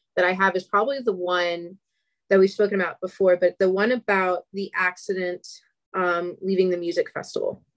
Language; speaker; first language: English; native; English